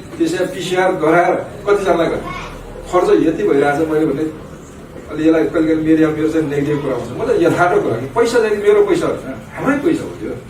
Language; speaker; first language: Nepali; native; Nepali